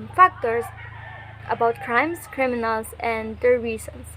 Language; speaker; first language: English; non-native, local second language; Filipino